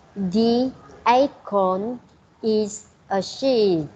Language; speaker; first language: English; non-native, learner; Vietnamese